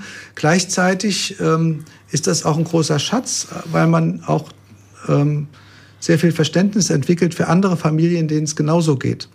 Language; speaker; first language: German; native; German